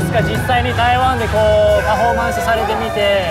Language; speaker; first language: Japanese; native; Japanese